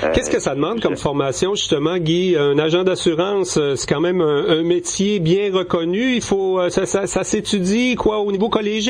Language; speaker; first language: French; native; French